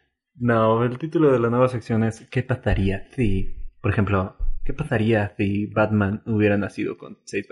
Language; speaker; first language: Spanish; native; Spanish